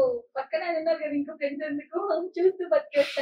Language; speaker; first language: Telugu; native; Telugu